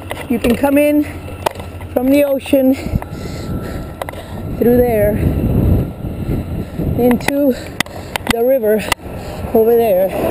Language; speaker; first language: English; early bilingual, other home language; Spanish